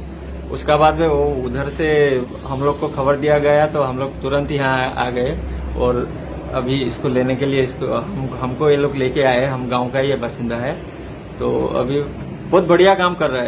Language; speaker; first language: Hindi; non-native, local second language; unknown